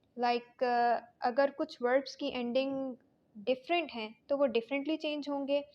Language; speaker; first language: Urdu; native; Urdu